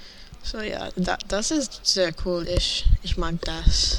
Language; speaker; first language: German; non-native, learner; English